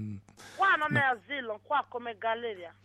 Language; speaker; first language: Italian; non-native, learner; English